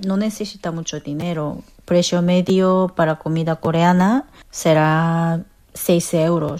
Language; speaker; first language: Spanish; non-native, fluent; Korean